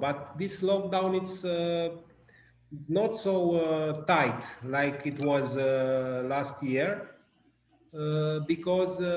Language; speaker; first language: English; non-native, learner; Romanian